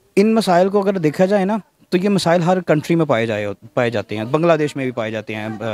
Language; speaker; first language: Urdu; native; Urdu